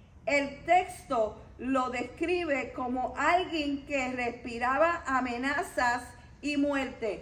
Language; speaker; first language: Spanish; native; Spanish